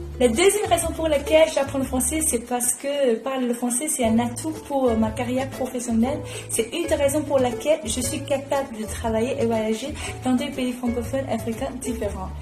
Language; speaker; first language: French; non-native, fluent; Chinese